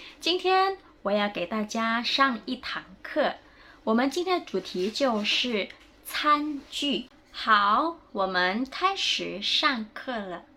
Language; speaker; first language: Chinese; non-native, fluent; Indonesian